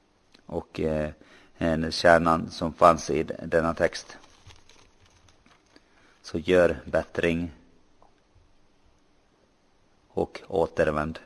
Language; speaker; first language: Swedish; non-native, local second language; Finnish